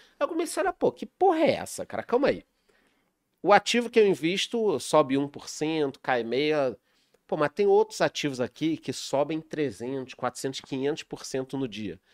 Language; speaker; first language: Portuguese; native; Portuguese